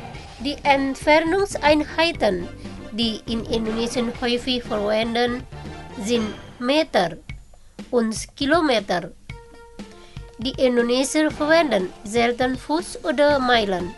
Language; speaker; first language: German; non-native, fluent; Indonesian